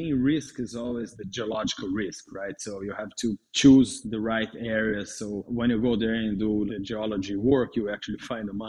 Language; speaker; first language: English; non-native, fluent; Portuguese